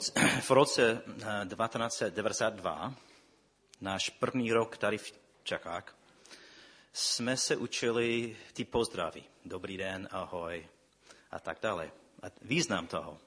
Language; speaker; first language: Czech; non-native, fluent; English